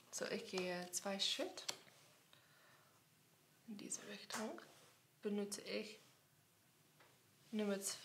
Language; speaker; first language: German; non-native, learner; English